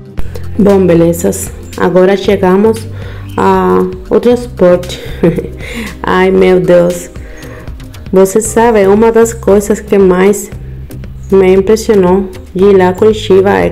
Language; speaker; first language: Portuguese; non-native, learner; Spanish